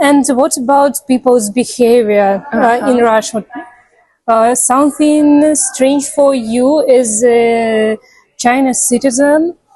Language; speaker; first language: English; non-native, fluent; Russian